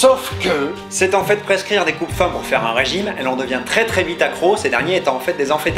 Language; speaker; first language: French; native; French